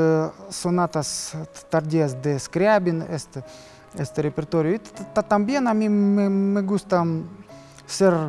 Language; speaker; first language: Spanish; non-native, learner; Russian